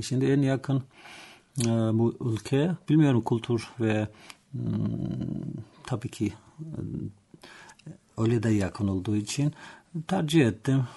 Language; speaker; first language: Turkish; non-native, learner; Georgian